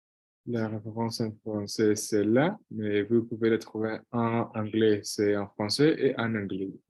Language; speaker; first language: French; non-native, fluent; Portuguese